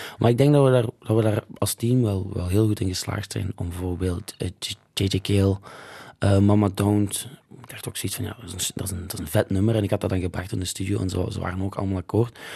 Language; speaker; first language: Dutch; native; Dutch